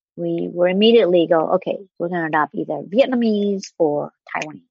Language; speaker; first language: English; non-native, fluent; Vietnamese